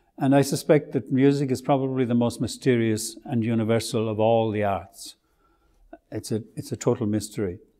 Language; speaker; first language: English; native; English